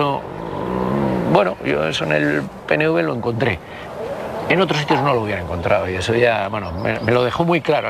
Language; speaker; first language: Spanish; native; Spanish